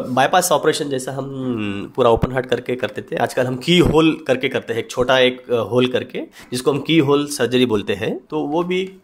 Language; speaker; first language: Hindi; non-native, local second language; Marathi